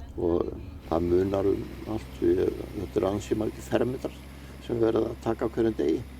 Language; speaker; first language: Icelandic; native; Icelandic